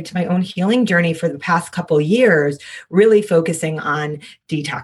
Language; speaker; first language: English; native; English